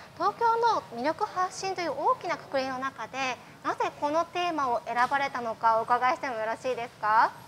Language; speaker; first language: Japanese; native; Japanese